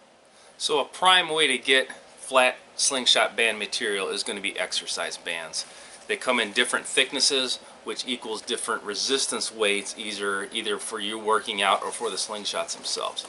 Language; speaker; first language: English; native; English